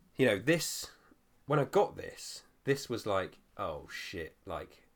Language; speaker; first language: English; native; English